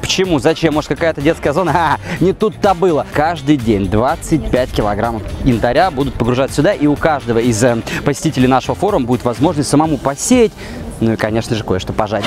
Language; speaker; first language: Russian; native; Russian